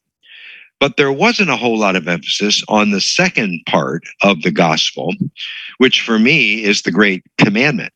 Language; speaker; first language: English; native; English